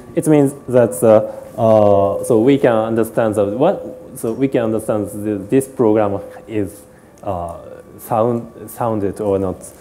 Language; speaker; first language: English; non-native, learner; Japanese